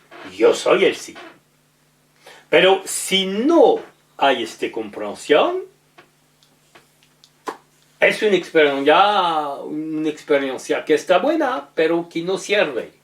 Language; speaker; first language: Spanish; non-native, learner; French